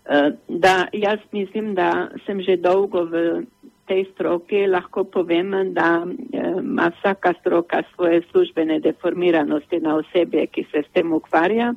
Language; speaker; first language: Slovenian; native; Slovenian